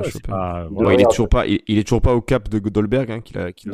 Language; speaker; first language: French; native; French